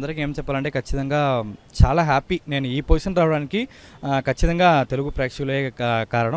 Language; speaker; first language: Telugu; early bilingual, heritage; Tamil